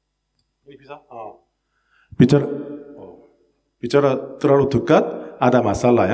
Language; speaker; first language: Indonesian; non-native, learner; Korean